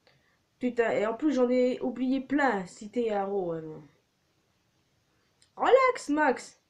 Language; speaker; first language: French; native; French